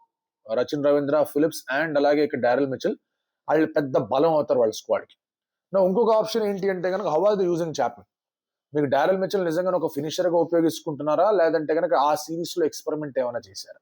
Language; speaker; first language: Telugu; native; Telugu